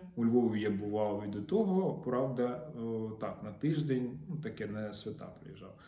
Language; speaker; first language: Ukrainian; non-native, local second language; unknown